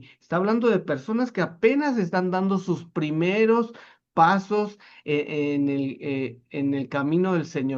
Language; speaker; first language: Spanish; native; Spanish